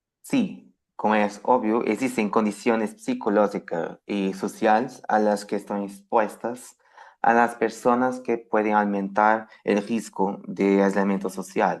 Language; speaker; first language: Spanish; non-native, fluent; Portuguese